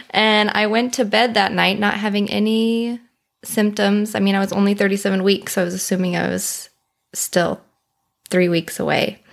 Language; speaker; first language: English; native; English